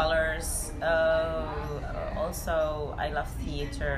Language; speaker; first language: English; non-native, fluent; Arabic